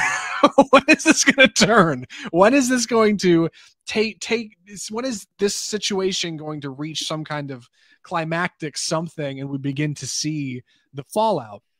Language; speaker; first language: English; native; English